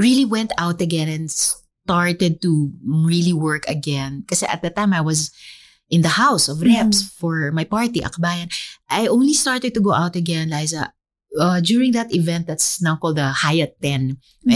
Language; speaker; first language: English; non-native, local second language; Filipino